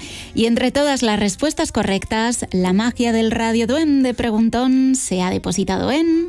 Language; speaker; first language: Spanish; native; Spanish